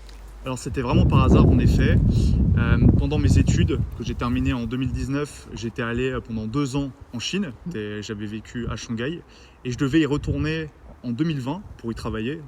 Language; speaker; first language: French; native; French